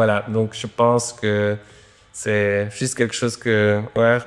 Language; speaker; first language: French; non-native, local second language; Dutch